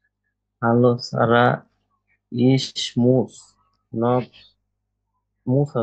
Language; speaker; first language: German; non-native, learner; Bangla